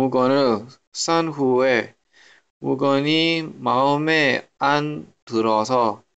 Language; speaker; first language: Korean; non-native, learner; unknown